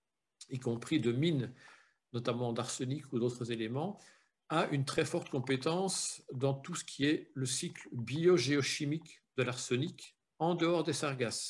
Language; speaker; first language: French; native; French